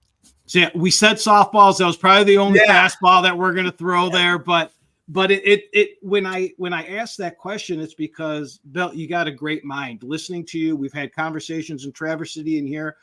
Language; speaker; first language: English; native; English